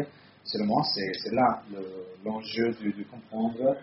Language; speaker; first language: French; non-native, fluent; Italian